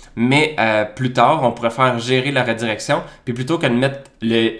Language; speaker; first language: French; native; French